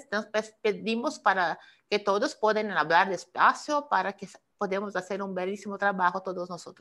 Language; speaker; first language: Spanish; non-native, fluent; Portuguese